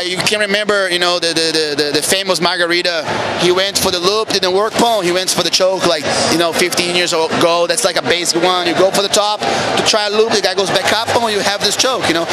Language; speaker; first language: English; non-native, fluent; Portuguese